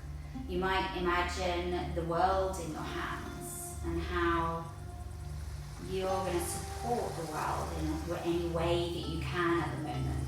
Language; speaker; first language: English; native; English